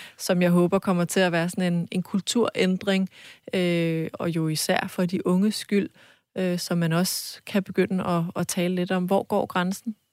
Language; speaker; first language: Danish; early bilingual, other home language; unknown